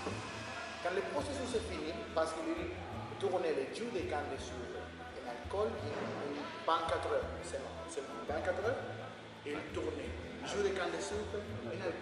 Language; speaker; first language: French; non-native, learner; Spanish